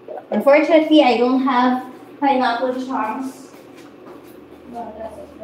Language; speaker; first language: English; non-native, local second language; Filipino